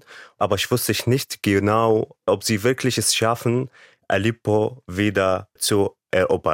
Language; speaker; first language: German; non-native, fluent; Arabic